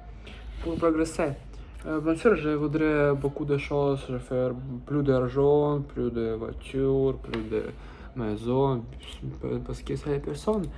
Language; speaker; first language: French; non-native, learner; Russian